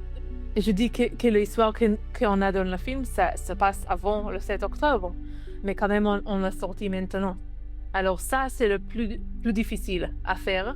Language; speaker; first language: French; non-native, learner; Hebrew